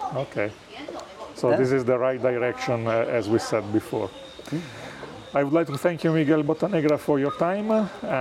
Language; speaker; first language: English; non-native, fluent; Italian